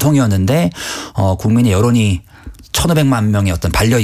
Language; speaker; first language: Korean; native; Korean